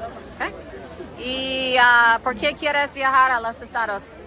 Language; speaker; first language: Spanish; non-native, learner; English